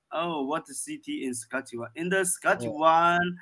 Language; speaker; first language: English; non-native, learner; Chinese